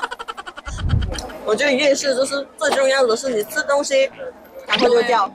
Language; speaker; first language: Chinese; non-native, fluent; Mongolian